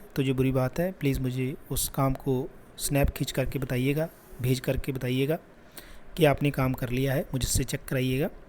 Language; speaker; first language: Hindi; non-native, local second language; Punjabi